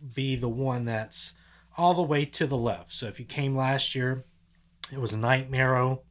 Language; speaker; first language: English; native; English